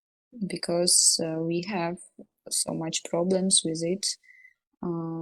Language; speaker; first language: English; non-native, learner; Russian